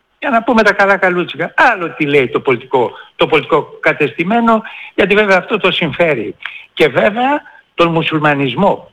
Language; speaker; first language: Greek; native; Greek